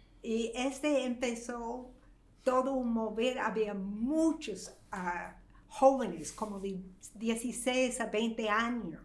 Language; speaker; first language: Spanish; non-native, fluent; English